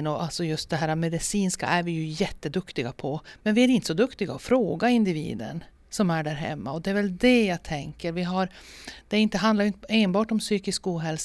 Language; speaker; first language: Swedish; native; Swedish